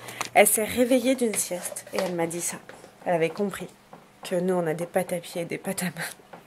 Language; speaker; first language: French; native; French